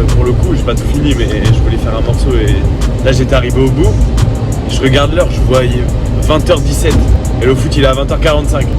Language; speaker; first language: French; native; French